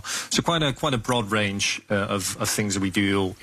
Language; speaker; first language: English; non-native, fluent; Dutch